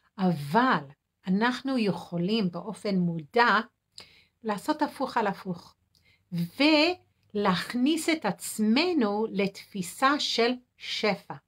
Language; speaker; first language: Hebrew; non-native, fluent; English